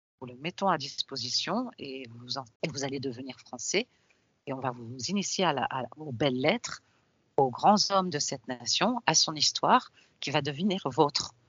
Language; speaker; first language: French; early bilingual, other home language; Arabic